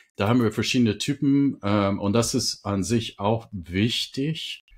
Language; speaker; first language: German; non-native, fluent; English